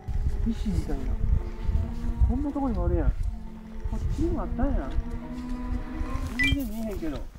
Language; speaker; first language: Japanese; native; Japanese